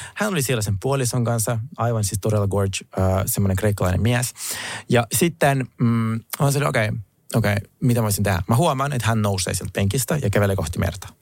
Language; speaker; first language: Finnish; early bilingual, other home language; Russian